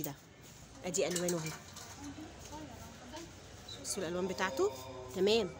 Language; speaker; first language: Arabic; native; Arabic